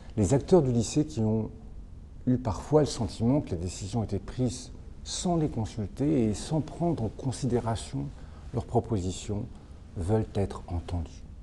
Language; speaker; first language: French; native; French